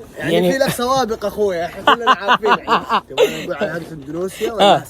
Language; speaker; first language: Arabic; native; Arabic